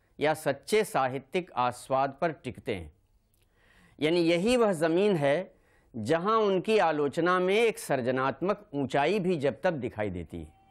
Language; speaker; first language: Hindi; native; Hindi